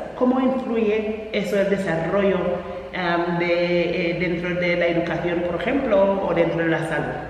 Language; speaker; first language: Spanish; non-native, fluent; English